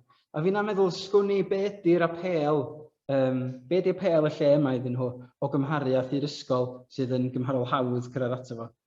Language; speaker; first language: Welsh; native; Welsh